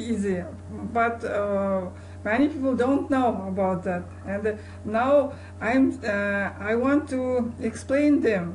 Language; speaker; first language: English; non-native, learner; Kazakh